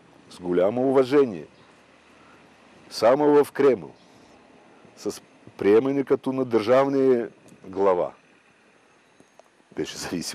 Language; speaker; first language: Bulgarian; non-native, fluent; Russian